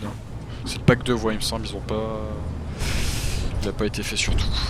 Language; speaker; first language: French; native; French